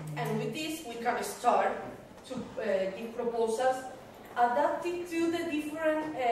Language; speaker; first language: English; non-native, fluent; Spanish